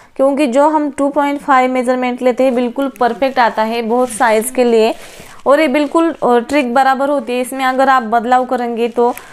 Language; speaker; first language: Hindi; non-native, local second language; Marathi